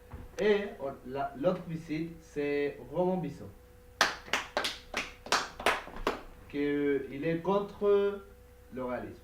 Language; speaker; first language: French; non-native, learner; Spanish